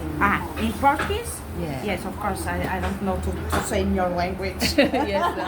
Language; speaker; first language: English; non-native, learner; Portuguese